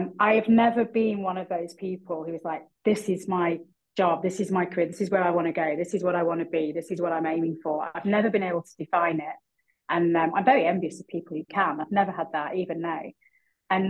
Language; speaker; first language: English; native; English